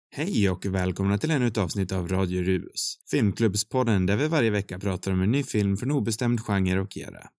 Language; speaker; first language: Swedish; native; Swedish